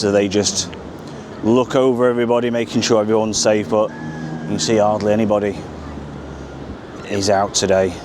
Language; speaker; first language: English; native; English